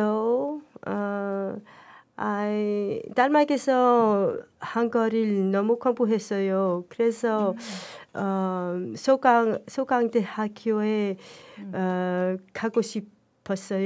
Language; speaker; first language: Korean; early bilingual, heritage; Danish